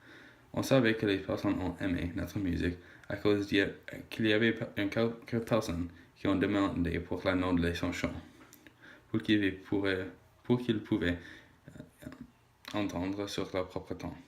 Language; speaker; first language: French; non-native, learner; English